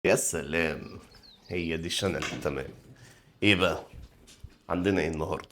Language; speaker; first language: Arabic; native; Arabic